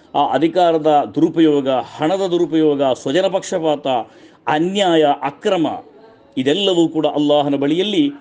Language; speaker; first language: Kannada; non-native, local second language; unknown